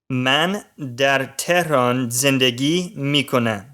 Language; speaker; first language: Persian; non-native, learner; English